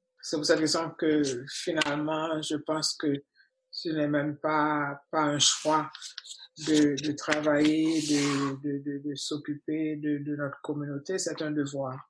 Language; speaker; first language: French; non-native, local second language; Haitian Creole